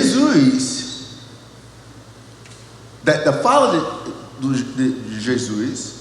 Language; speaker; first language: Portuguese; non-native, fluent; English